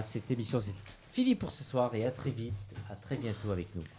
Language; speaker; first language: French; native; French